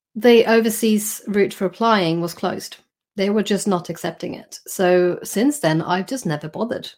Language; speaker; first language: English; non-native, fluent; Swedish